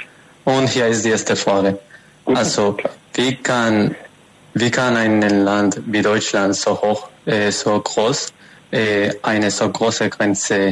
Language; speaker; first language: German; non-native, fluent; Spanish